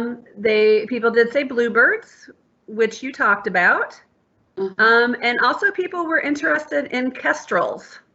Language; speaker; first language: English; native; English